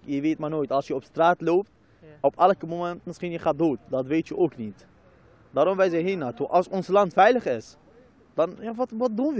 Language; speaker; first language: Dutch; non-native, fluent; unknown